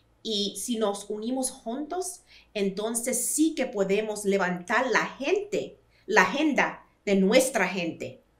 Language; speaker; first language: Spanish; early bilingual, heritage; Spanish